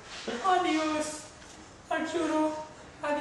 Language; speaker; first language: Spanish; non-native, learner; English